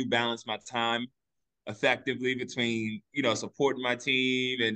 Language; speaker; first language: English; native; English